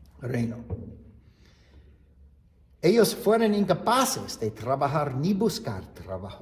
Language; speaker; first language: Spanish; non-native, fluent; English